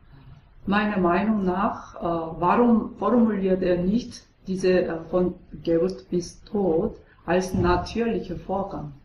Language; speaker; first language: German; non-native, fluent; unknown